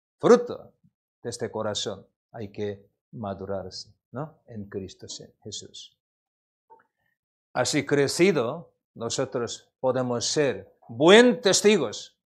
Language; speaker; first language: Spanish; non-native, learner; Korean